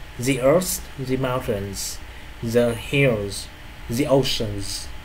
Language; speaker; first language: English; non-native, fluent; Vietnamese